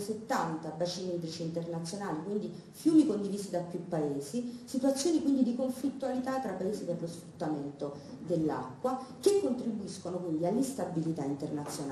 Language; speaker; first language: Italian; native; Italian